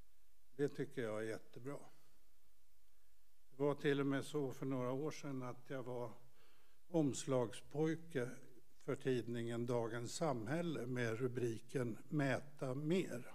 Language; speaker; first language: Swedish; native; Swedish